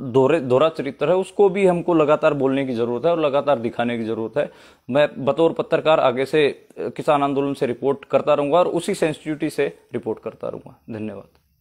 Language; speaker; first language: Hindi; native; Hindi